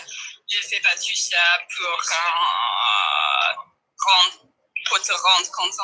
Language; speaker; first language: French; non-native, learner; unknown